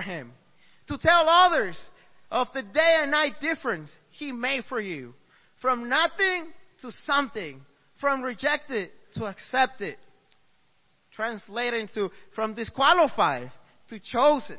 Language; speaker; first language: English; early bilingual, other home language; Spanish